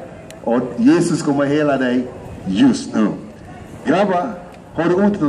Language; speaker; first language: Swedish; non-native, fluent; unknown